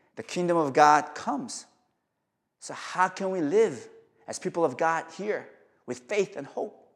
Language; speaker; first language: English; early bilingual, other home language; Korean